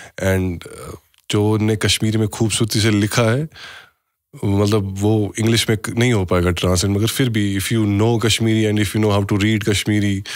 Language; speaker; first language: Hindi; non-native, local second language; Kashmiri